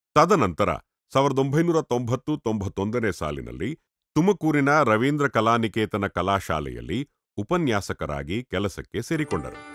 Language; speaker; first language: Kannada; native; Kannada